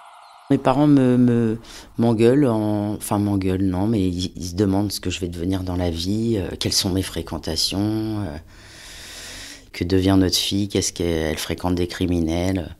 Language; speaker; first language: French; native; French